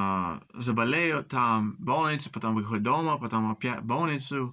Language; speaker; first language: Russian; early bilingual, heritage; English